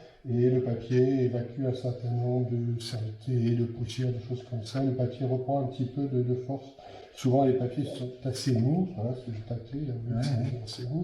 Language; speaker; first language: French; native; French